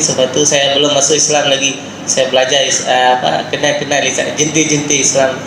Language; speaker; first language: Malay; non-native, local second language; Tamil